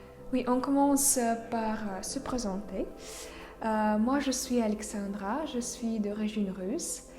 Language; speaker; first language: French; non-native, fluent; Russian